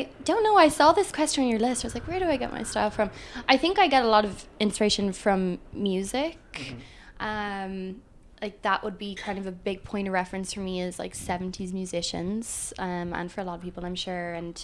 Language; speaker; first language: English; native; English